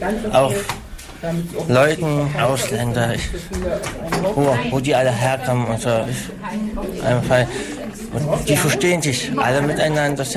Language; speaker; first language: German; non-native, learner; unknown